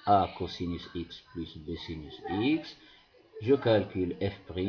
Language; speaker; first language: French; non-native, local second language; Arabic